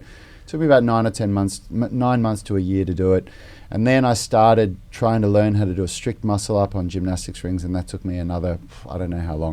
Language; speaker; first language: English; native; English